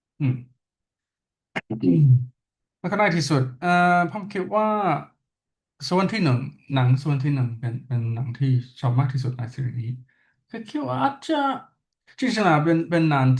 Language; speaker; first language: Thai; non-native, learner; English